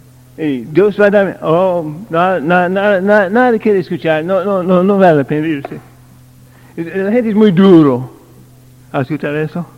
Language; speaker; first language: Spanish; non-native, learner; English